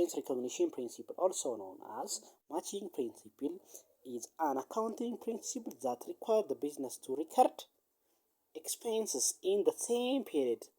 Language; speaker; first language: English; non-native, local second language; Amharic